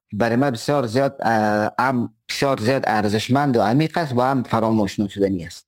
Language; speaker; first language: Persian; native; Persian